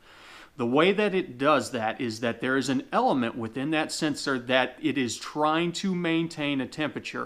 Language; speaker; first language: English; native; English